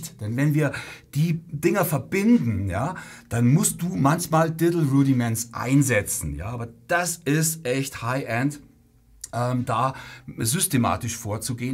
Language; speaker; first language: German; native; German